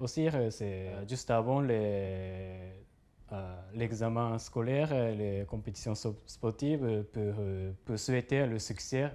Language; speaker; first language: French; non-native, learner; Japanese